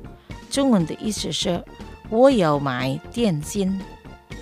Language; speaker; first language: Chinese; early bilingual, heritage; Chinese